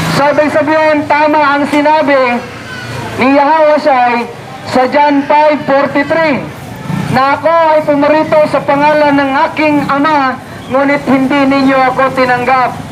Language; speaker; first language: Filipino; non-native, local second language; Cebuano